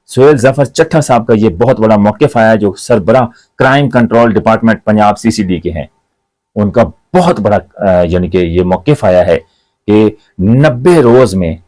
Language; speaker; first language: Urdu; non-native, local second language; Punjabi